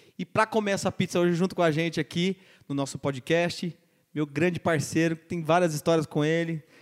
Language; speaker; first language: Portuguese; native; Portuguese